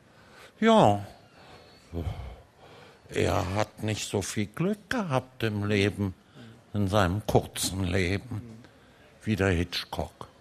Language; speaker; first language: German; early bilingual, heritage; German